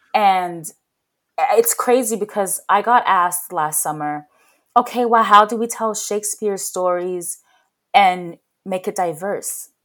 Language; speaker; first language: English; native; English